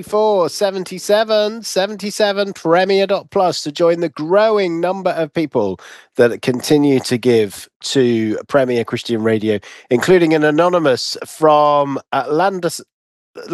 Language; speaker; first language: English; native; English